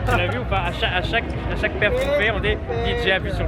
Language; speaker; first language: French; native; French